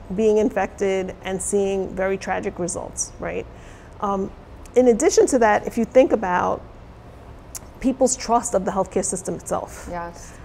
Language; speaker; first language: English; native; English